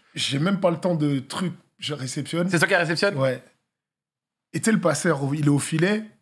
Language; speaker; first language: French; native; French